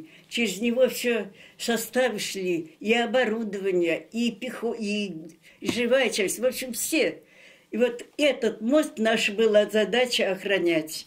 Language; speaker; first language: Russian; native; Russian